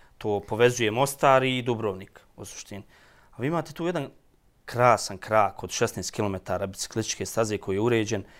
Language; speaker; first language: Croatian; native; Croatian